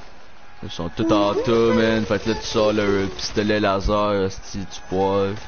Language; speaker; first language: French; native; French